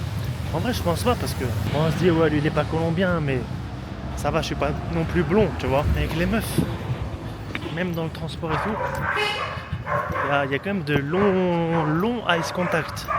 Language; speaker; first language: French; native; French